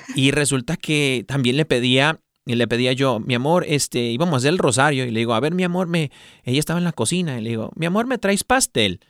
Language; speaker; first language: Spanish; early bilingual, heritage; Spanish